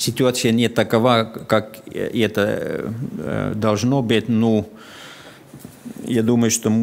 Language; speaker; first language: Russian; non-native, fluent; Finnish